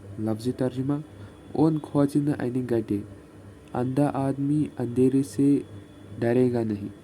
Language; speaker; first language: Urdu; non-native, local second language; Kashmiri